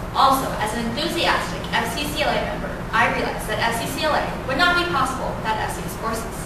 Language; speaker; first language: English; native; English